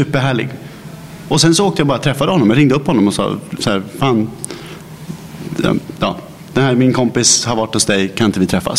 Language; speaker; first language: Swedish; native; Swedish